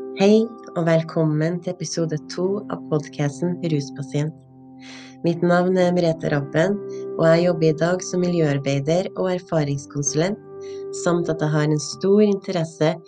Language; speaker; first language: Norwegian; native; Norwegian